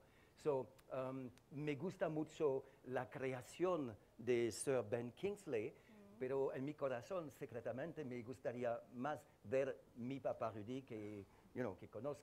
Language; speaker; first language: Spanish; non-native, fluent; French